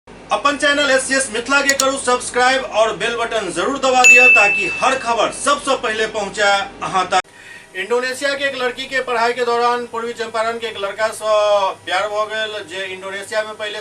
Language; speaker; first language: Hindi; non-native, local second language; Maithili